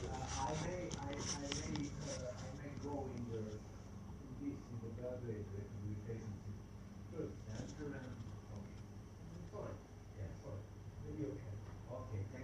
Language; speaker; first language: English; non-native, learner; Serbian